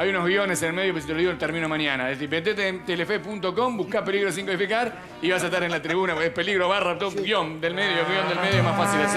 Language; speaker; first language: Spanish; native; Spanish